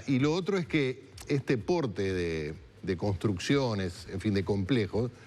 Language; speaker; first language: Spanish; native; Spanish